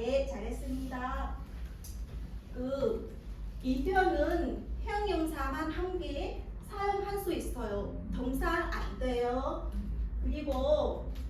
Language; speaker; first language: Korean; non-native, fluent; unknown